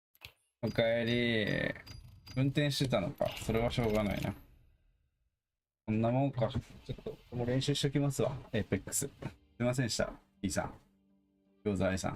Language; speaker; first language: Japanese; native; Japanese